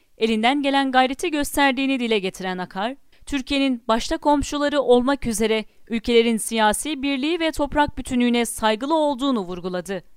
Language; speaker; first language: Turkish; native; Turkish